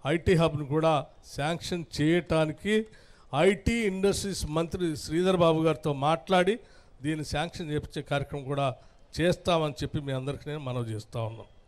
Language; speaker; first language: Telugu; native; Telugu